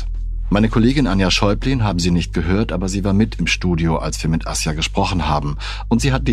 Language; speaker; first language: German; native; German